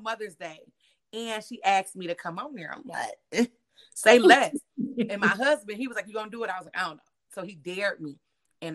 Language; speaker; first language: English; native; English